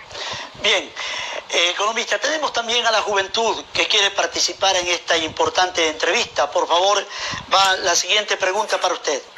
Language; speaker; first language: Spanish; native; Spanish